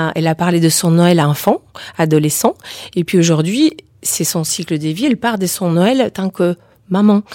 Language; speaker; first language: French; early bilingual, heritage; Spanish